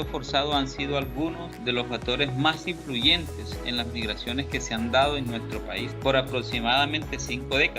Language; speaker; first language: Spanish; native; Spanish